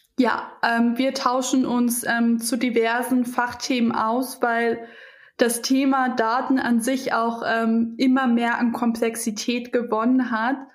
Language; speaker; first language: German; early bilingual, other home language; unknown